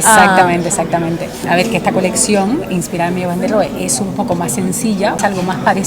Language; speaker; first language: Spanish; native; Spanish